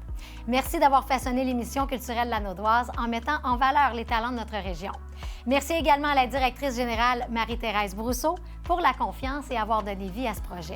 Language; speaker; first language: French; native; French